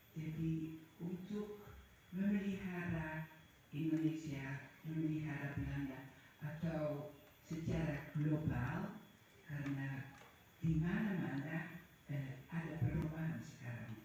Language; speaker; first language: Indonesian; non-native, fluent; Dutch